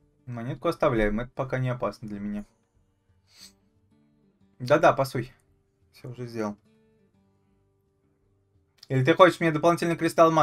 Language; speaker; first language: Russian; native; Russian